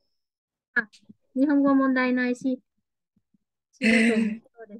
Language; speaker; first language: Japanese; non-native, fluent; Vietnamese